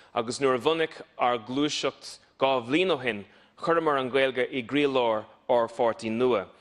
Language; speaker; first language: Irish; non-native, local second language; English